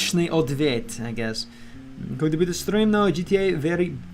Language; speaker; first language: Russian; non-native, learner; English